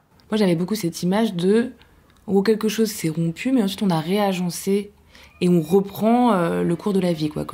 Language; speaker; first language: French; native; French